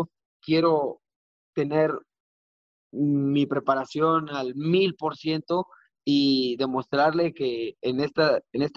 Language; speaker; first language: English; non-native, learner; Spanish